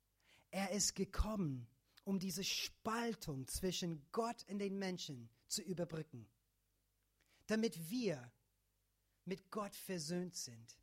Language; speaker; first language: German; non-native, fluent; English